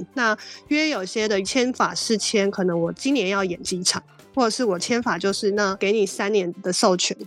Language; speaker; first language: Chinese; native; Chinese